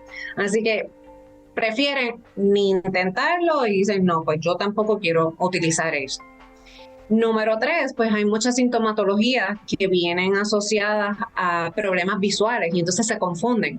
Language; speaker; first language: Spanish; native; Spanish